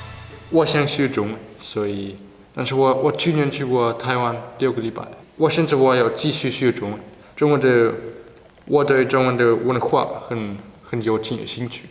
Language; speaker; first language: Chinese; non-native, learner; German